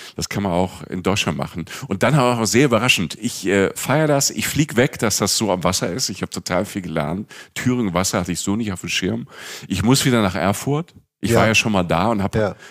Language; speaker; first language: German; native; German